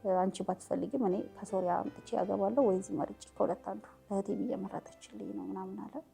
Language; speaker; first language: Amharic; native; Amharic